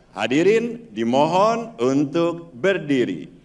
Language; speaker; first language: Indonesian; native; Indonesian